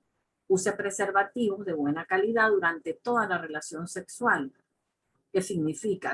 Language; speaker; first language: Spanish; native; Spanish